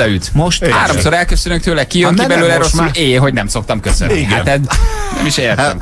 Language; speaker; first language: Hungarian; native; Hungarian